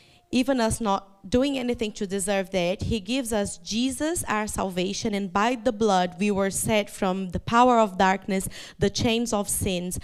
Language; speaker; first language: English; non-native, fluent; Portuguese